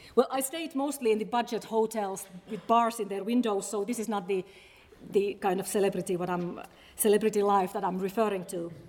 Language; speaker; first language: English; non-native, fluent; Finnish